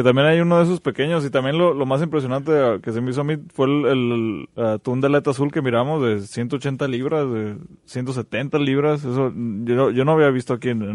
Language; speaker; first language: Spanish; native; Spanish